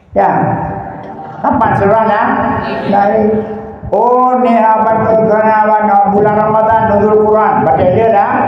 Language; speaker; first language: Malay; non-native, local second language; Achinese